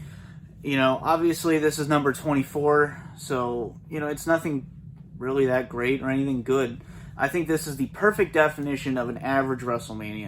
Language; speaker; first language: English; native; English